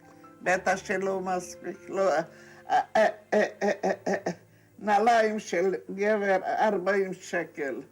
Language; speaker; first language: Hebrew; non-native, fluent; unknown